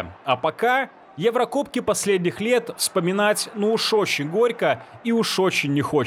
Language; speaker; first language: Russian; native; Russian